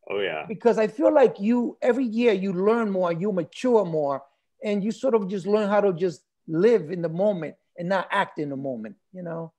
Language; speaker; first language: English; early bilingual, other home language; Spanish